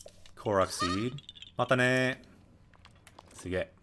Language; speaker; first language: Japanese; non-native, fluent; English